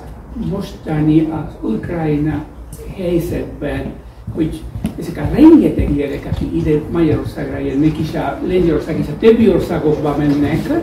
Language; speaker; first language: Hungarian; non-native, fluent; Spanish